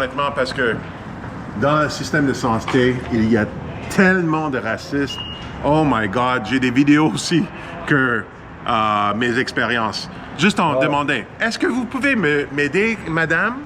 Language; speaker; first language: French; non-native, fluent; English